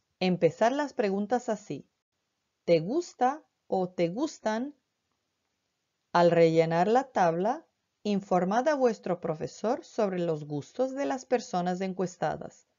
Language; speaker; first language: Spanish; non-native, fluent; Croatian